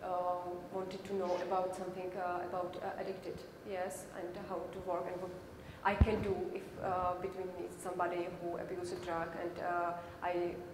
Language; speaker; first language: English; non-native, learner; Czech